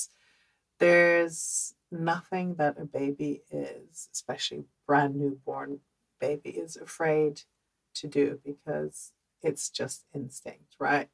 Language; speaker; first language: English; early bilingual, other home language; Dutch